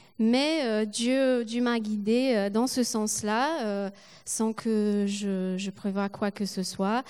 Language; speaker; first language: French; non-native, fluent; Polish